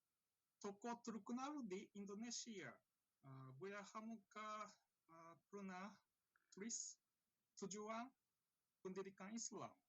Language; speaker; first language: Indonesian; non-native, learner; Japanese